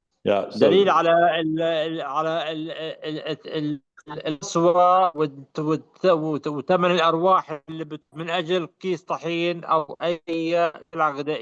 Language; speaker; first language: Arabic; native; Arabic